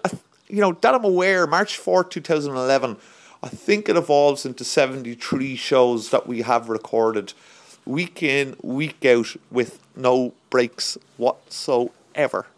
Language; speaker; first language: English; native; English